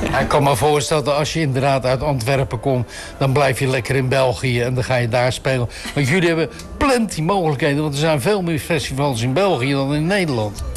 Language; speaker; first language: Dutch; native; Dutch